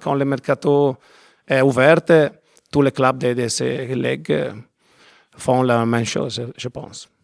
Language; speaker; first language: French; non-native, learner; Italian